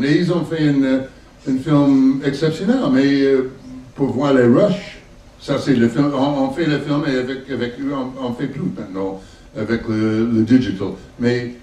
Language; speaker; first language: French; non-native, learner; English